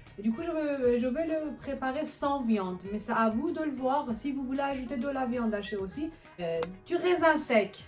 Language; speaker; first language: French; non-native, fluent; Persian